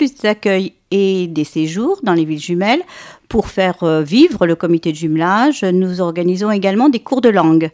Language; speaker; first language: French; native; French